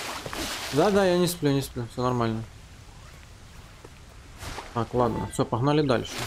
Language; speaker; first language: Russian; native; Russian